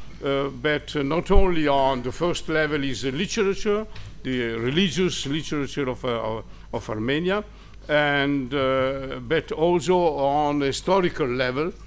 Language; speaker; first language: English; non-native, fluent; Italian